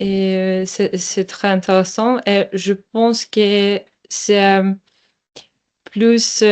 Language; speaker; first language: French; non-native, learner; Polish